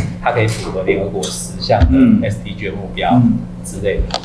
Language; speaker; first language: Chinese; native; Chinese